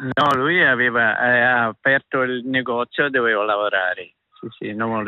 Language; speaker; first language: Italian; non-native, local second language; German